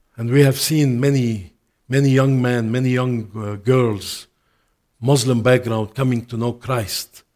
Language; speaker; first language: English; non-native, fluent; Arabic